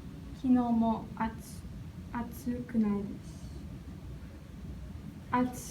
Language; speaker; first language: Japanese; non-native, learner; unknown